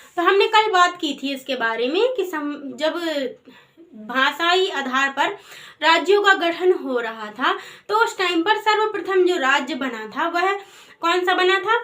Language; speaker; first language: Hindi; native; Hindi